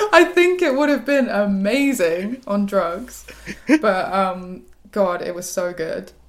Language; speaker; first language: English; native; English